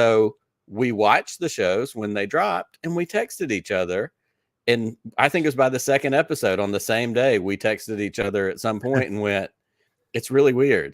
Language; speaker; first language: English; native; English